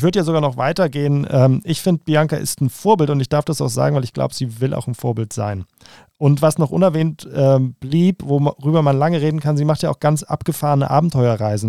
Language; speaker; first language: German; native; German